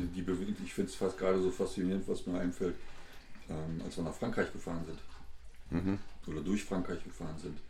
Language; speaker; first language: German; native; German